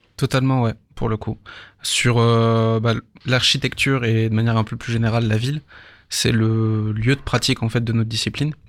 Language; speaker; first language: French; native; French